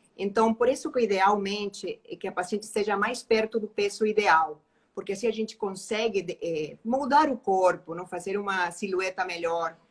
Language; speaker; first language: Portuguese; non-native, fluent; Spanish